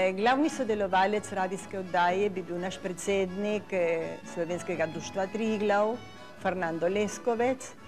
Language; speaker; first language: Slovenian; early bilingual, heritage; Slovenian